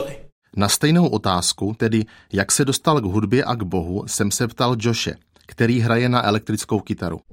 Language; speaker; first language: Czech; native; Czech